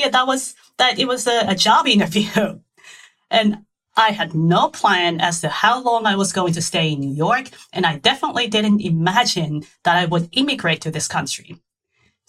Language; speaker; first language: English; non-native, fluent; Japanese